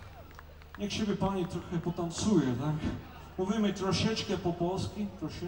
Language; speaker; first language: Polish; non-native, learner; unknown